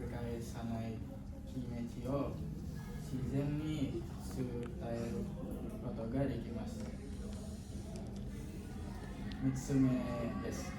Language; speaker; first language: Japanese; non-native, learner; Indonesian